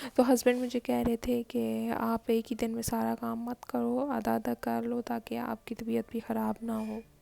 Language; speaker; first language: Urdu; native; Urdu